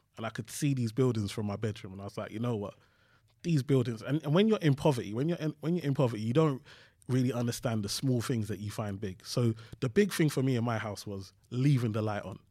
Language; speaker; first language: English; early bilingual, other home language; Yoruba